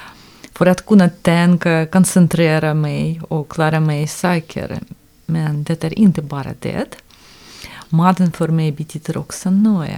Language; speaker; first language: Swedish; non-native, fluent; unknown